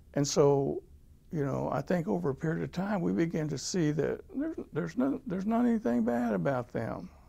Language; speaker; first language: English; native; English